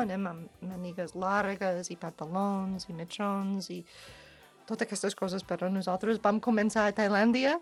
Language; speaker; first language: Catalan; non-native, learner; English